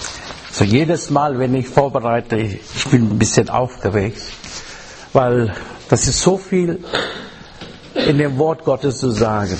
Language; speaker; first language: German; non-native, fluent; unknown